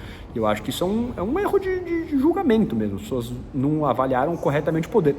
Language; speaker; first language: Portuguese; native; Portuguese